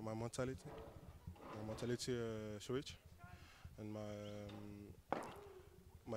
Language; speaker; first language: English; non-native, learner; French